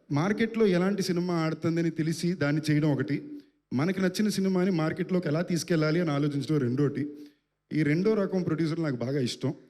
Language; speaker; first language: Telugu; native; Telugu